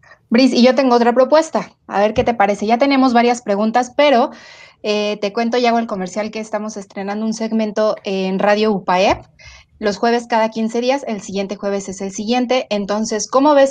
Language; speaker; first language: Spanish; native; Spanish